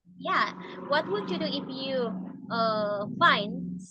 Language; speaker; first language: English; non-native, learner; Indonesian